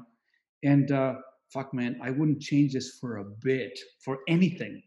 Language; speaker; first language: English; non-native, fluent; Spanish